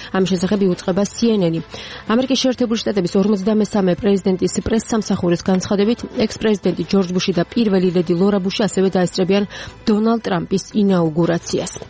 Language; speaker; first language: Georgian; native; Georgian